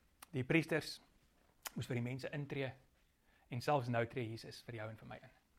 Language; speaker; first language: English; non-native, local second language; Afrikaans